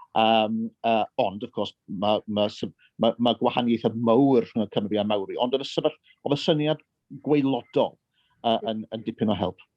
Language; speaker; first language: Welsh; early bilingual, heritage; Welsh